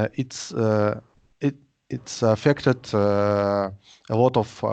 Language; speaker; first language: English; non-native, learner; Russian